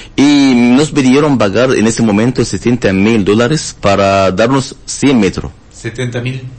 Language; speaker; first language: Spanish; non-native, learner; Arabic